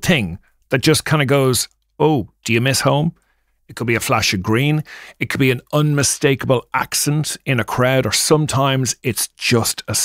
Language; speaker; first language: English; native; English